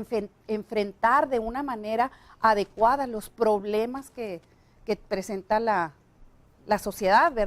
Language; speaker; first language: Spanish; native; Spanish